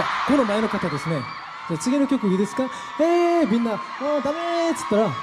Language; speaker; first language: Japanese; non-native, fluent; Korean